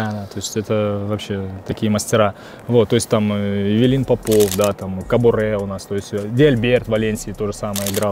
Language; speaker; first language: Russian; native; Russian